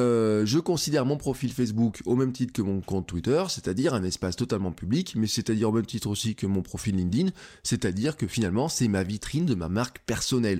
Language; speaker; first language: French; native; French